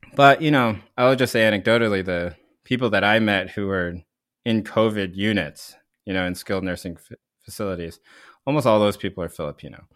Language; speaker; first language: English; early bilingual, other home language; Korean